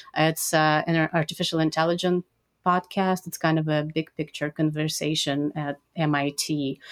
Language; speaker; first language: English; non-native, fluent; Russian